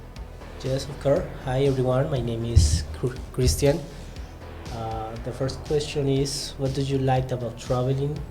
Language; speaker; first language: English; non-native, learner; Spanish